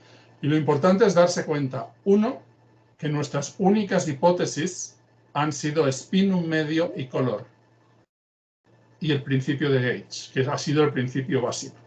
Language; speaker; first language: Spanish; native; Spanish